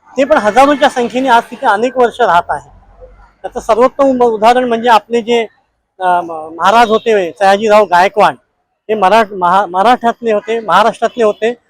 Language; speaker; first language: Marathi; non-native, local second language; Gujarati